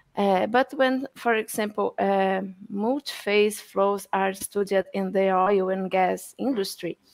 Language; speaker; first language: English; non-native, fluent; Portuguese